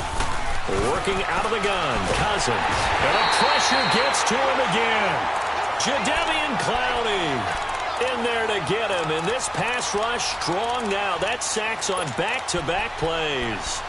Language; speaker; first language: English; native; English